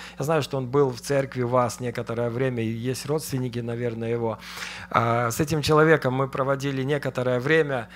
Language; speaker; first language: Russian; native; Russian